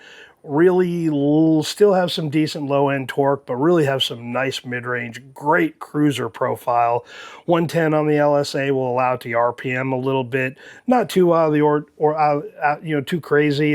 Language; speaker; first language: English; native; English